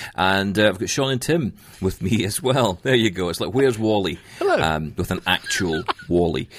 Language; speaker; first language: English; native; English